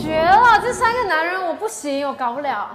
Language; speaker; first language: Chinese; native; Chinese